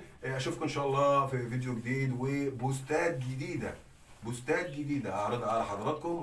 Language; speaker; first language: Arabic; native; Arabic